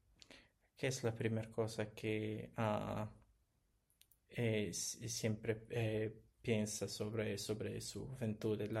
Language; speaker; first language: Spanish; non-native, learner; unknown